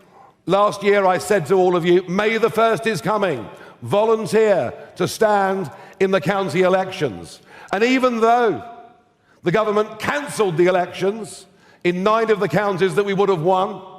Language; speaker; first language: English; native; English